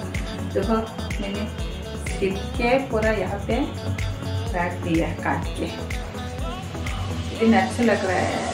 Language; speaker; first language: Hindi; non-native, local second language; Bangla